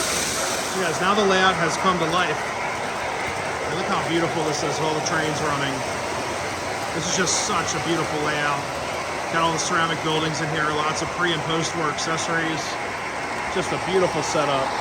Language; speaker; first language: English; native; English